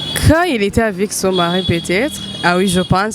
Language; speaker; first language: French; non-native, local second language; Rundi